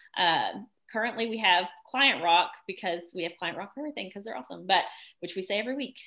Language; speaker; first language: English; native; English